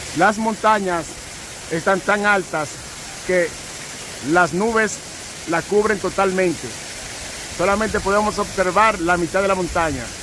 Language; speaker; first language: Spanish; native; Spanish